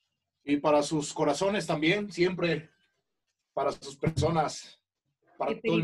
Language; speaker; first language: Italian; non-native, learner; Spanish